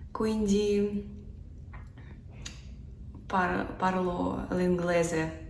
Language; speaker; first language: Italian; non-native, learner; Russian